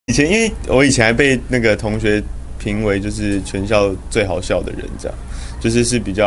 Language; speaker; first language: Chinese; native; Chinese